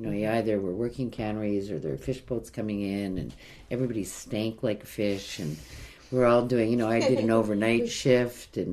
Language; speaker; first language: English; native; English